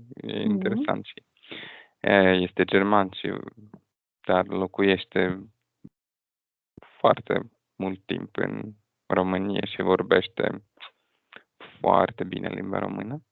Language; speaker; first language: Romanian; non-native, fluent; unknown